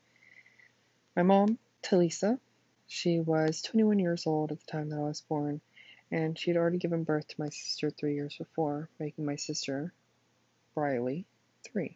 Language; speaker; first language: English; native; English